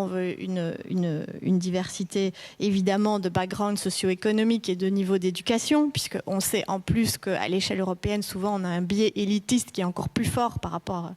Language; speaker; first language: French; native; French